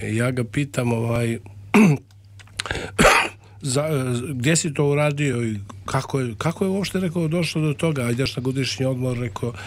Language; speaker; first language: Serbian; native; Serbian